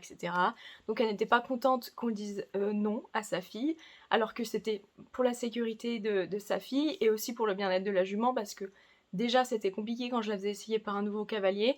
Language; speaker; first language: French; native; French